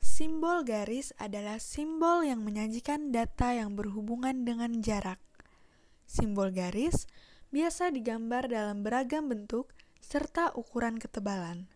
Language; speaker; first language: Indonesian; native; Indonesian